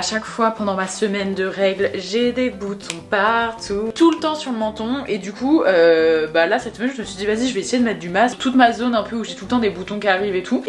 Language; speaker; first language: French; native; French